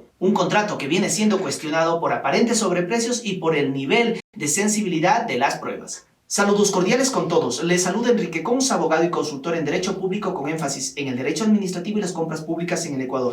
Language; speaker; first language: Spanish; native; Spanish